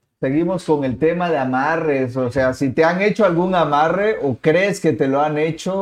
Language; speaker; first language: Spanish; native; Spanish